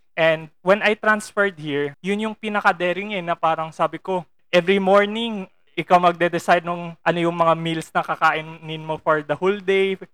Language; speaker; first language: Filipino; native; Filipino